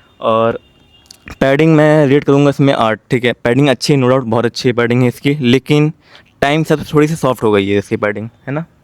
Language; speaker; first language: Hindi; native; Hindi